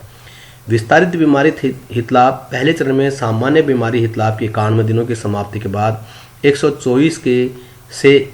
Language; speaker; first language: Hindi; native; Hindi